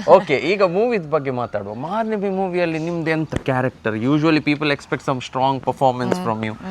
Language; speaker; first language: Kannada; non-native, local second language; Tulu